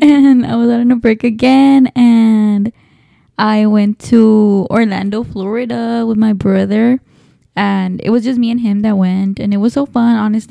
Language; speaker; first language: English; early bilingual, other home language; Spanish